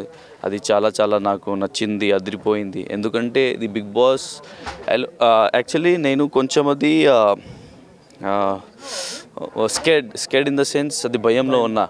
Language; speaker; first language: Telugu; non-native, learner; Hindi